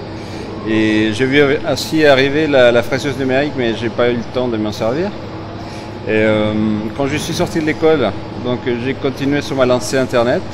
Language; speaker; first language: French; non-native, fluent; Spanish